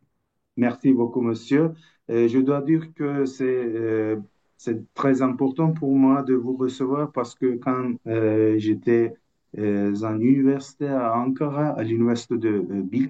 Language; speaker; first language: French; non-native, fluent; Turkish